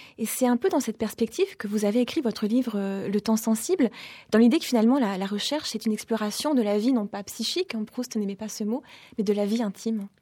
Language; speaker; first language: French; native; French